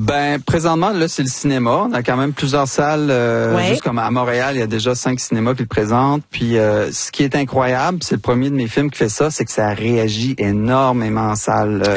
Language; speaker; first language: French; native; French